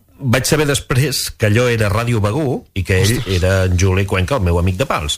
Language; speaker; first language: Catalan; native; Catalan